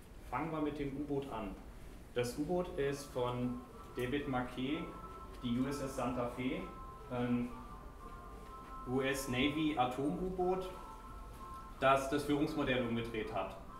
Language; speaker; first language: German; native; German